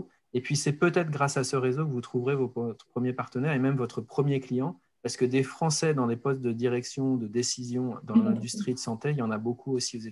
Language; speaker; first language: French; native; French